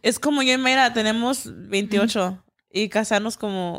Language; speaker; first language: Spanish; early bilingual, heritage; Spanish